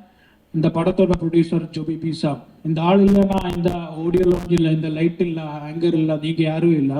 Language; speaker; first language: Tamil; non-native, learner; Malayalam